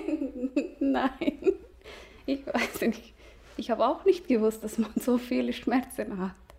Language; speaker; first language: German; non-native, learner; Somali